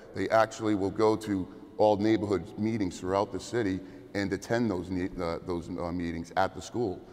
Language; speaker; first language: English; native; English